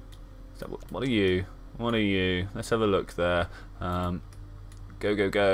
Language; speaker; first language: English; native; English